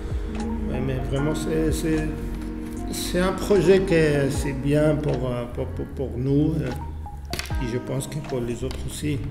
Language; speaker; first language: French; non-native, fluent; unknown